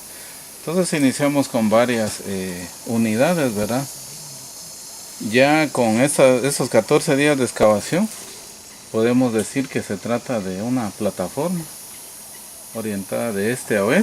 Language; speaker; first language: Spanish; native; Spanish